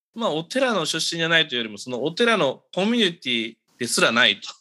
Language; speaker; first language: Japanese; native; Japanese